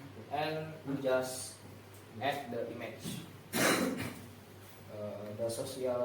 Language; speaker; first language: English; non-native, learner; Indonesian